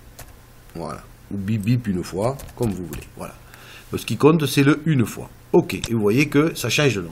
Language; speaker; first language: French; native; French